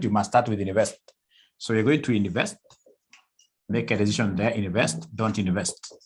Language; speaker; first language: English; non-native, local second language; Swahili